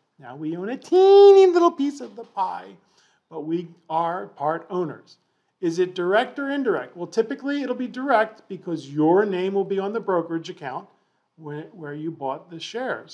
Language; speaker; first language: English; native; English